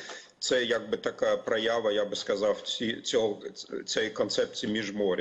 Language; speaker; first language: Ukrainian; non-native, fluent; German